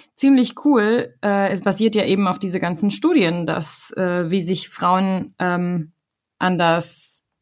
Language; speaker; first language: German; non-native, fluent; Spanish